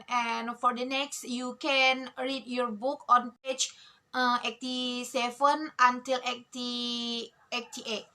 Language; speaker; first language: English; non-native, learner; Indonesian